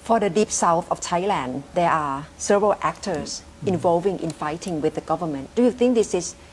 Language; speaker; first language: English; non-native, fluent; Thai